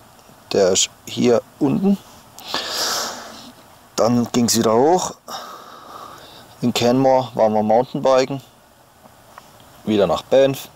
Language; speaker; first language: German; native; German